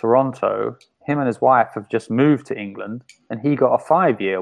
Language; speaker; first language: English; native; English